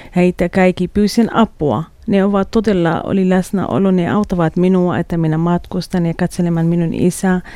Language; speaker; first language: Finnish; non-native, learner; Arabic